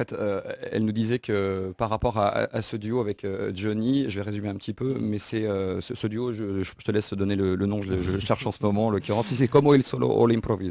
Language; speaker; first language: French; native; French